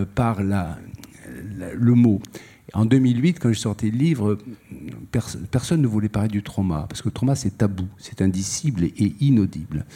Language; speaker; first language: French; native; French